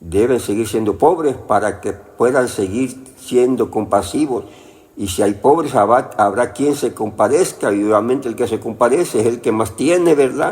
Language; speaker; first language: Spanish; native; Spanish